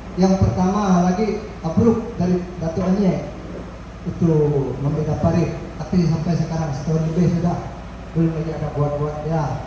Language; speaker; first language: Malay; non-native, local second language; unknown